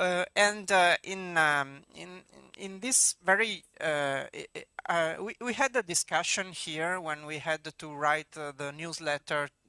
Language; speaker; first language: English; non-native, fluent; Italian